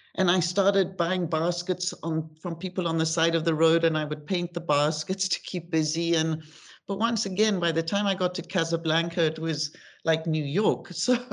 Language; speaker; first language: English; native; English